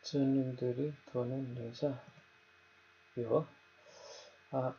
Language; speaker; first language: Korean; non-native, learner; Nepali